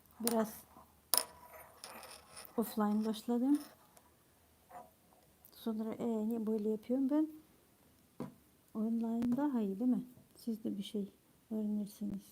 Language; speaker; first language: Turkish; non-native, fluent; Ukrainian